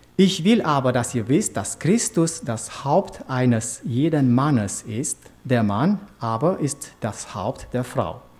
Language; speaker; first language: German; non-native, fluent; Romanian